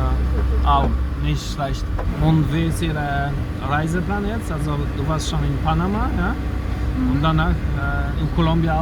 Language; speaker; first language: German; non-native, learner; Polish